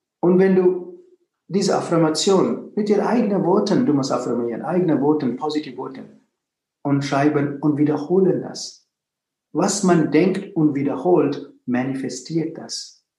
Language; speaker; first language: German; non-native, fluent; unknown